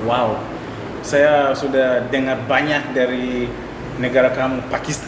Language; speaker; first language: Indonesian; non-native, fluent; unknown